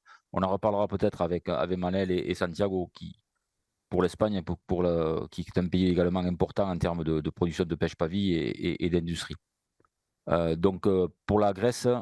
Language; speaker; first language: French; native; French